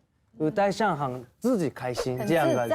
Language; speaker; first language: Chinese; non-native, learner; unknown